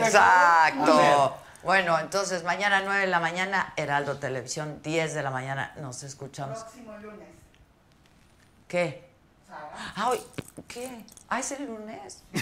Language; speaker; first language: Spanish; native; Spanish